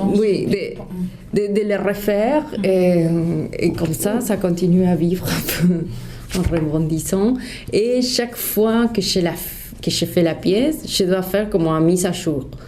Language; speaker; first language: French; non-native, fluent; Spanish